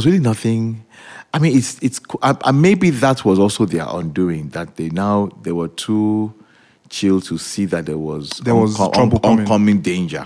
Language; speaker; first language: English; non-native, local second language; Yoruba